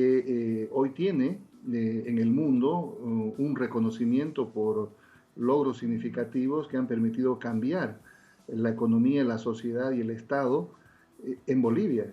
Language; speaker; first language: Spanish; native; Spanish